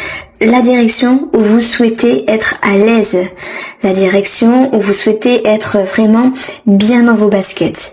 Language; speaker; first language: French; native; French